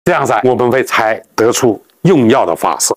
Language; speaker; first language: Chinese; native; Chinese